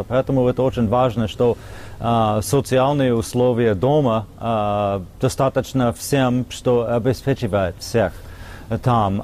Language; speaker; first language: Russian; non-native, fluent; English